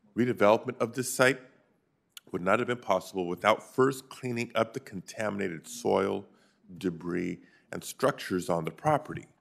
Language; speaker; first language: English; native; English